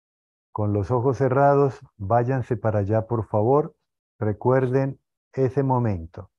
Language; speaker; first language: Spanish; native; Spanish